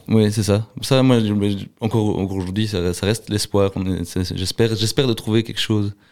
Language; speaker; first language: French; native; French